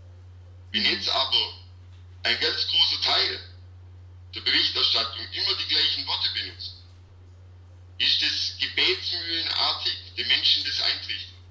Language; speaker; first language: German; native; German